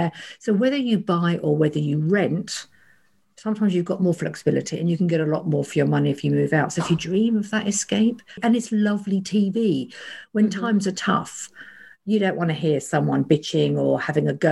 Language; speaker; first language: English; native; English